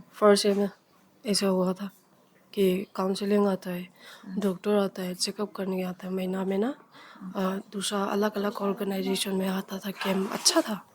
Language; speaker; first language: Hindi; non-native, local second language; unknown